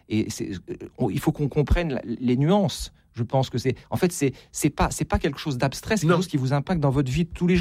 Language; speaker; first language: French; native; French